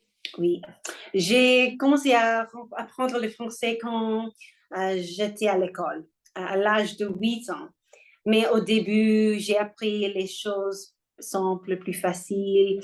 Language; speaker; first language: French; non-native, learner; English